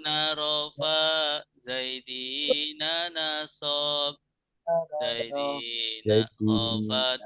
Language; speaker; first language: Arabic; non-native, fluent; Indonesian